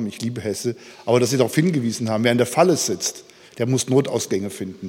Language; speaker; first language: German; native; German